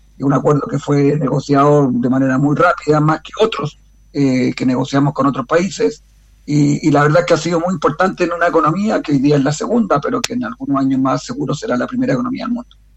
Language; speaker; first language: Spanish; native; Spanish